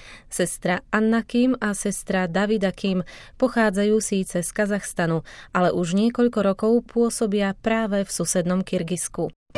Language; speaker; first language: Slovak; native; Slovak